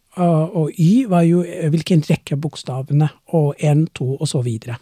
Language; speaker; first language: Norwegian; non-native, fluent; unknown